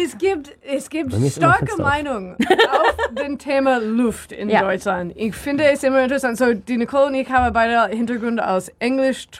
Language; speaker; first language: German; non-native, learner; English